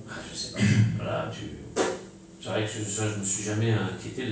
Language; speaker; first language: French; native; French